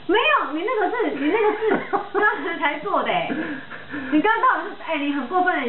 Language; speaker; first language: Chinese; native; Chinese